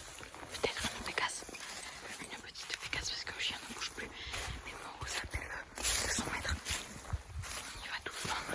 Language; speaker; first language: French; native; French